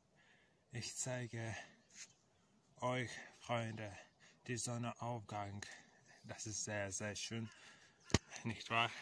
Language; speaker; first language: German; non-native, learner; Russian